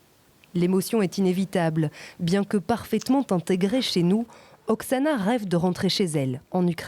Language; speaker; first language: French; native; French